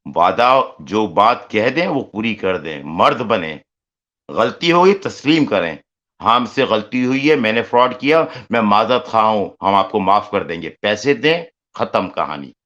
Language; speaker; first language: Urdu; native; Urdu